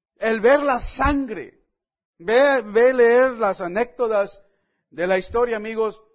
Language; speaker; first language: Spanish; non-native, fluent; English